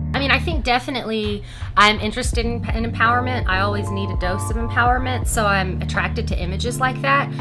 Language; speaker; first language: English; native; English